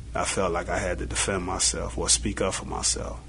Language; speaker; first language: English; native; English